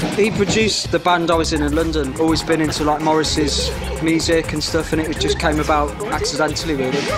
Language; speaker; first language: English; native; English